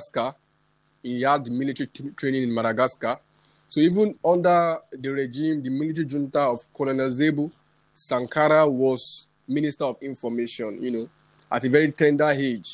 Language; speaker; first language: English; non-native, local second language; Yoruba